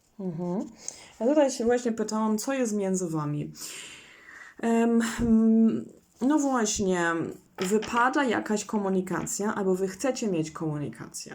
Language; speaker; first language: Polish; non-native, learner; German